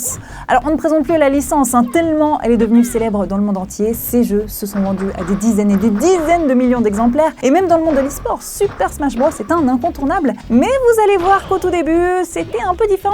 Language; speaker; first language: French; native; French